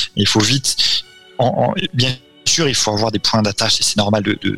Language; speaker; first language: French; native; French